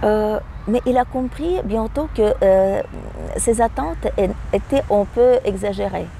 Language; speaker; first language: French; non-native, fluent; Russian